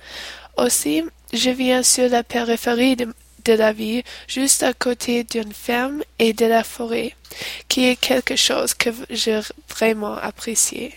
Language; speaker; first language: French; non-native, learner; English